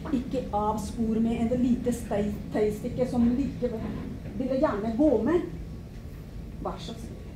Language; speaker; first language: Norwegian; non-native, fluent; Punjabi